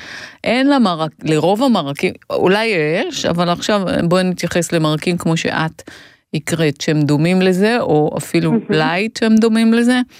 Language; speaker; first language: Hebrew; native; Hebrew